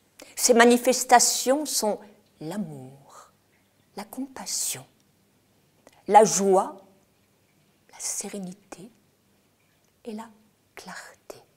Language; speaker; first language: French; native; French